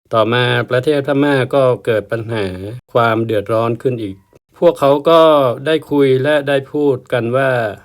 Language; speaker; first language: Thai; native; Thai